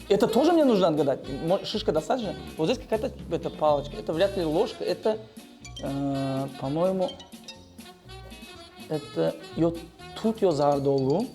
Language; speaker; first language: Russian; non-native, local second language; Tajik